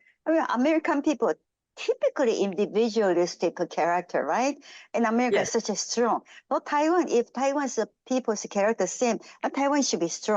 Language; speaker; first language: English; non-native, fluent; Japanese